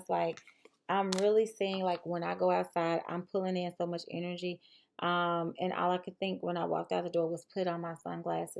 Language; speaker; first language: English; native; English